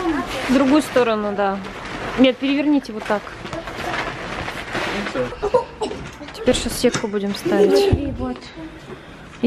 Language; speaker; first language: Russian; native; Russian